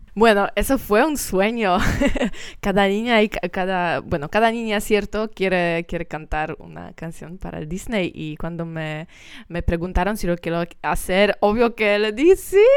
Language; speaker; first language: Spanish; non-native, learner; Polish